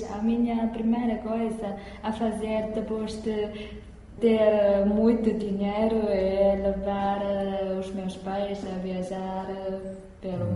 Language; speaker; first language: Portuguese; non-native, fluent; Chinese